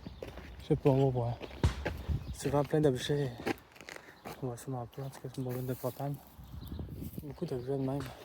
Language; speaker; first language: French; native; French